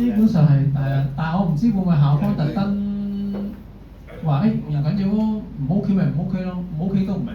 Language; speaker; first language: Cantonese; native; Cantonese